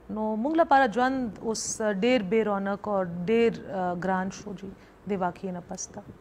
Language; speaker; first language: Pashto; non-native, local second language; Northern Hindko